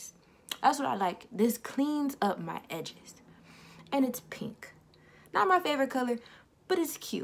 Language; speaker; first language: English; native; English